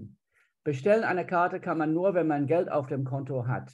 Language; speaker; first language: German; non-native, fluent; English